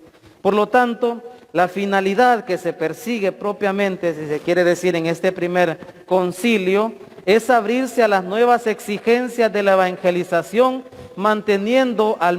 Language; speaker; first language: Spanish; native; Spanish